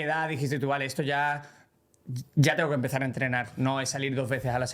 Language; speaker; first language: Spanish; native; Spanish